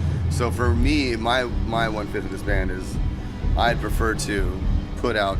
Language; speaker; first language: English; native; English